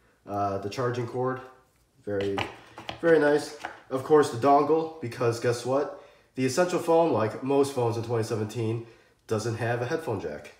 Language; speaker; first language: English; native; English